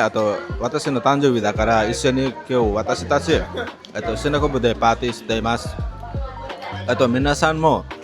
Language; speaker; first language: Japanese; non-native, learner; Nepali